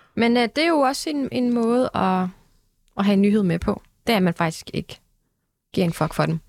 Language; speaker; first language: Danish; early bilingual, other home language; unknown